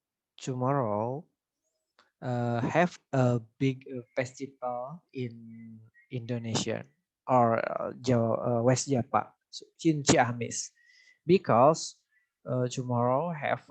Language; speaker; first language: English; non-native, learner; Indonesian